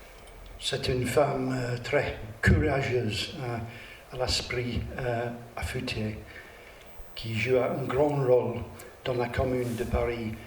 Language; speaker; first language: French; non-native, learner; English